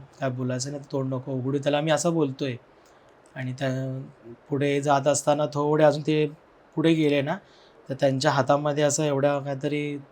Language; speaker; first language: Marathi; non-native, local second language; Telugu